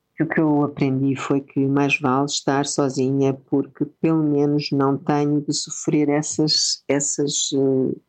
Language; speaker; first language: Portuguese; native; Portuguese